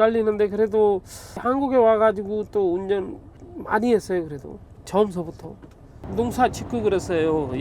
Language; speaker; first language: Korean; non-native, fluent; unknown